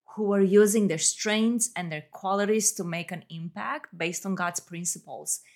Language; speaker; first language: English; non-native, fluent; Romanian